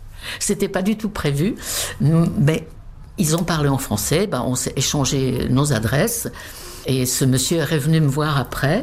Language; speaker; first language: French; non-native, fluent; Czech